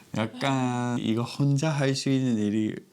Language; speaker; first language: Korean; non-native, learner; English